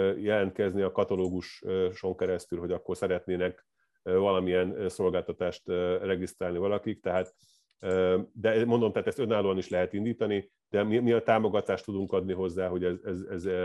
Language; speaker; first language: Hungarian; native; Hungarian